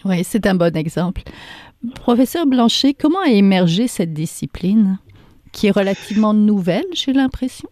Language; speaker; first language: French; native; French